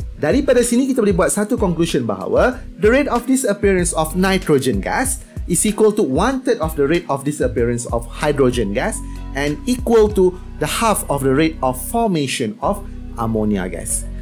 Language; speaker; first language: English; non-native, local second language; Malay